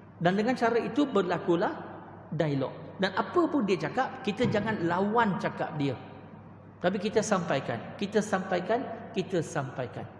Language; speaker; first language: Malay; non-native, local second language; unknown